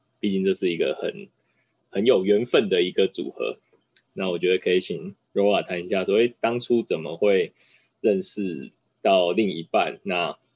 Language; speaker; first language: Chinese; native; Chinese